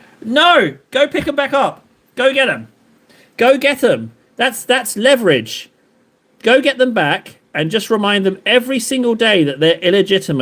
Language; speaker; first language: English; native; English